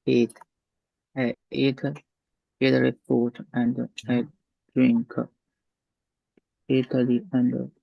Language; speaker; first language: English; non-native, learner; Chinese